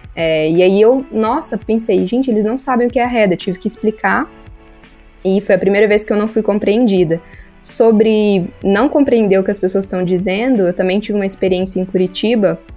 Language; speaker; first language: Portuguese; native; Portuguese